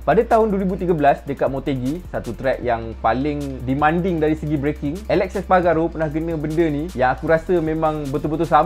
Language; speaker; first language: Malay; native; Malay